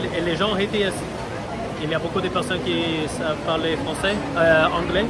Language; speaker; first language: French; non-native, fluent; English